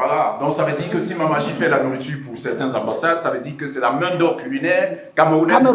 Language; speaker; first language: French; native; French